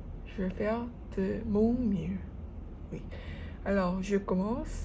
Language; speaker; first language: French; non-native, fluent; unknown